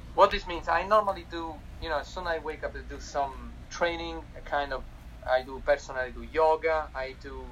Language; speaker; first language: English; non-native, fluent; Italian